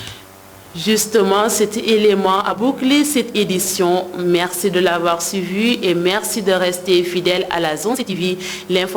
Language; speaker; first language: French; non-native, local second language; Wolof